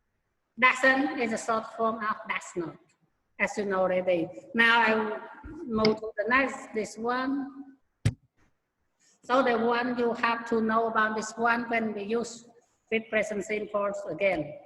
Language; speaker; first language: English; non-native, learner; Khmer